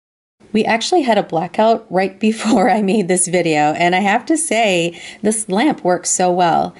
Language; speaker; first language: English; native; English